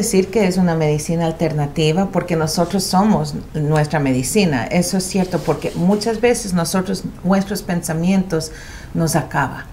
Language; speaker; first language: Spanish; early bilingual, heritage; Spanish